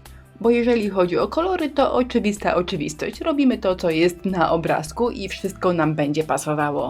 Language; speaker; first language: Polish; native; Polish